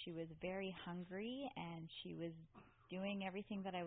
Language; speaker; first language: English; native; English